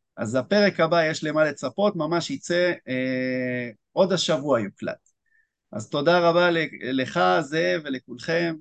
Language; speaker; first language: Hebrew; native; Hebrew